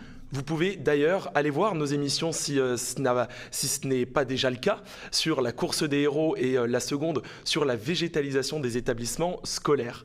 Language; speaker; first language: French; native; French